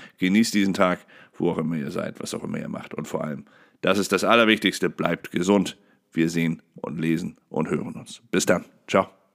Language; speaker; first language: German; native; German